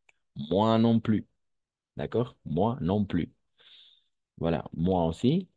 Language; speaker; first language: French; non-native, fluent; Spanish